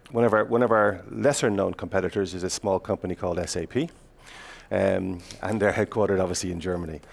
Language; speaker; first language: English; native; English